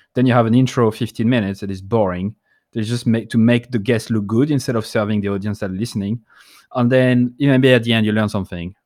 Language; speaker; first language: English; non-native, fluent; French